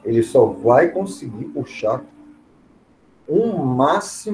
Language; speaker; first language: Portuguese; native; Portuguese